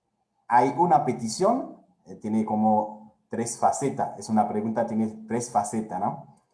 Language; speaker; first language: Spanish; non-native, fluent; Haitian Creole